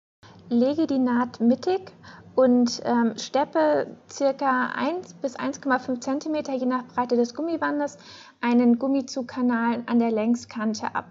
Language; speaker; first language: German; native; German